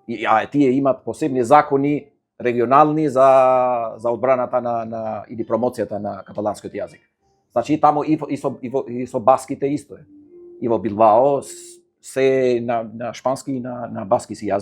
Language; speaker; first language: Macedonian; non-native, fluent; Albanian